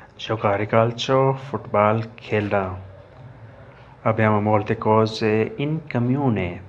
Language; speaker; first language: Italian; non-native, learner; Urdu